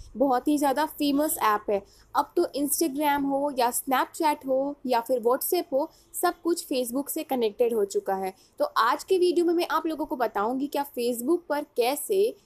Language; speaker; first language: Hindi; native; Hindi